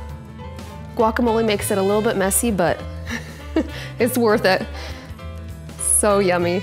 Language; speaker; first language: English; native; English